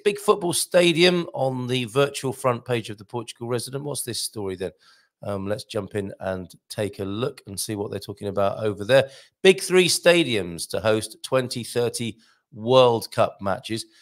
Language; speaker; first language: English; native; English